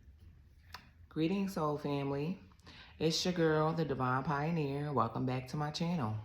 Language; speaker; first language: English; native; English